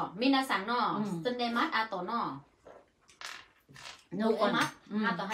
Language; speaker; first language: Japanese; non-native, learner; Vietnamese